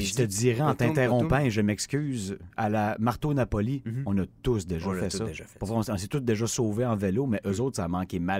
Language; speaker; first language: French; native; French